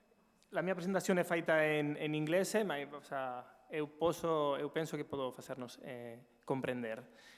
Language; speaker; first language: Italian; non-native, learner; Spanish